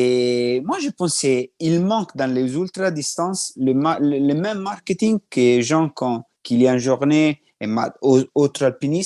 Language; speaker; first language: French; non-native, learner; Italian